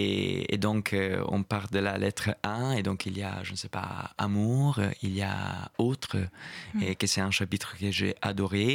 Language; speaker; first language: French; non-native, fluent; Italian